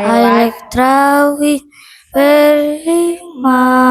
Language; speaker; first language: English; non-native, learner; Indonesian